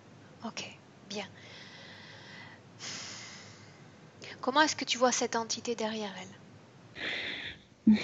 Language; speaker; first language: French; native; French